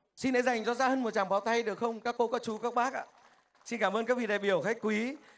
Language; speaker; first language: Vietnamese; native; Vietnamese